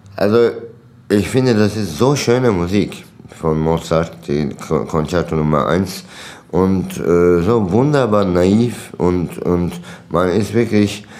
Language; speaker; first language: German; non-native, fluent; Turkish